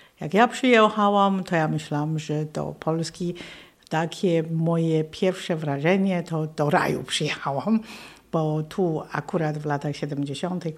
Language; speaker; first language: Polish; non-native, fluent; Chinese